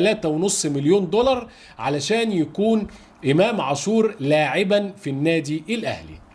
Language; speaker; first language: Arabic; native; Arabic